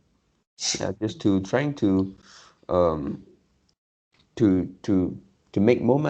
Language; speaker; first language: English; non-native, learner; Chinese